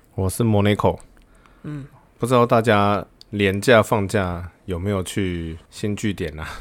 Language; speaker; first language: Chinese; native; Chinese